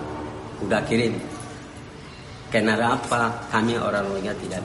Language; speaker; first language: Indonesian; non-native, learner; Rohingya